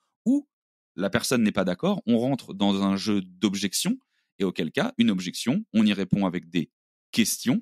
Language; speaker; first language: French; native; French